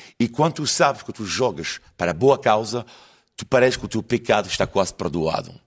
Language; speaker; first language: Portuguese; non-native, fluent; French